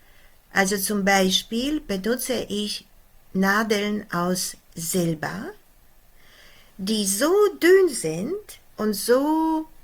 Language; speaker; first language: German; non-native, fluent; Polish